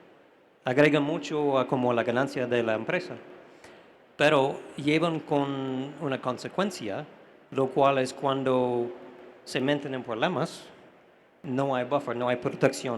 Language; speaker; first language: Spanish; non-native, fluent; English